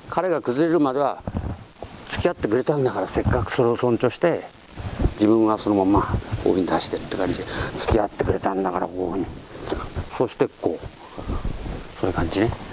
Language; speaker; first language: Japanese; native; Japanese